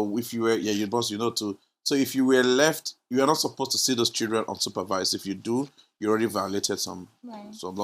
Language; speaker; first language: English; non-native, local second language; Yoruba